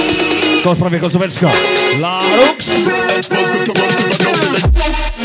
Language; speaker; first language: Polish; native; Polish